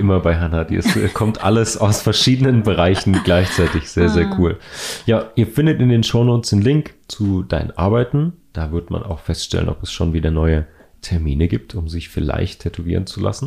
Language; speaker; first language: German; native; German